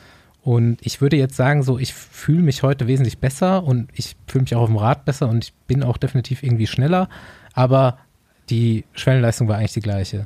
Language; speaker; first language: German; native; German